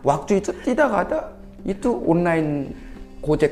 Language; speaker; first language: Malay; non-native, fluent; Korean